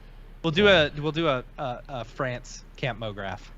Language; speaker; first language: English; native; English